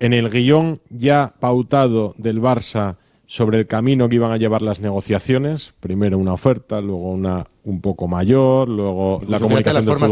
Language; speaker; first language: Spanish; native; Spanish